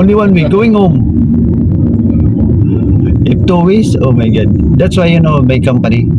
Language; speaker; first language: English; non-native, learner; Filipino